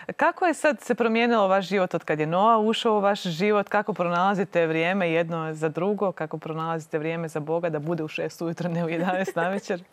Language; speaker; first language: Croatian; native; Croatian